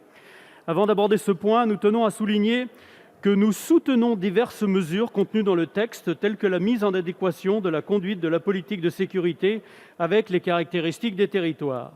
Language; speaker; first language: French; native; French